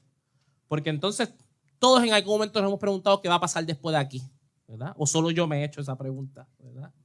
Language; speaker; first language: Spanish; native; Spanish